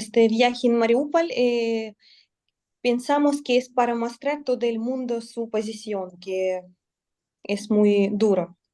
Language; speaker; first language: Spanish; non-native, learner; Russian